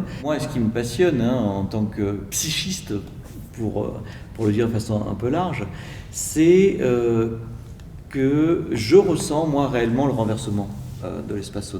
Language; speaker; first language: French; native; French